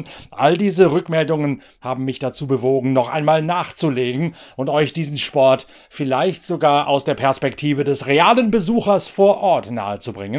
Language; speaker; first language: German; native; German